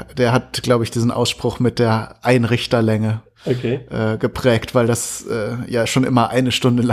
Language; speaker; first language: German; native; German